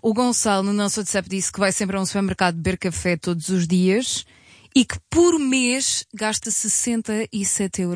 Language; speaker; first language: Portuguese; native; Portuguese